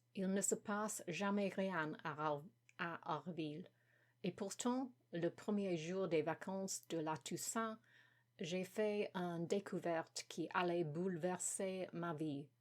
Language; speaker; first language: French; non-native, learner; English